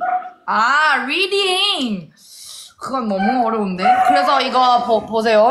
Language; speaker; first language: Korean; non-native, fluent; Thai